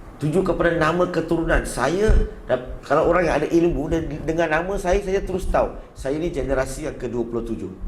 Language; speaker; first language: Malay; non-native, local second language; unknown